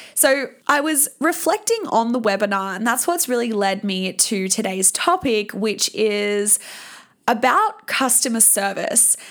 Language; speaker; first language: English; native; English